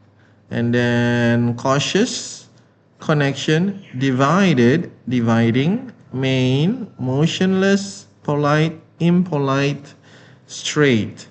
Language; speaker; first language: English; non-native, fluent; Indonesian